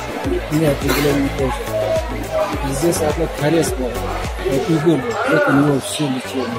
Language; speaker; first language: Russian; non-native, local second language; Uzbek